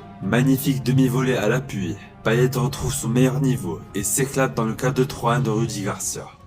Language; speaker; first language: French; native; French